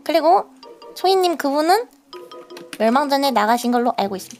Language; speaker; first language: Korean; native; Korean